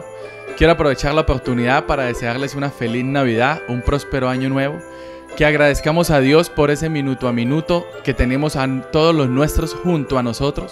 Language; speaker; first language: Spanish; native; Spanish